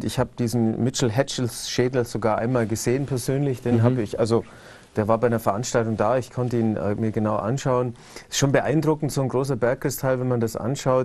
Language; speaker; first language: German; native; German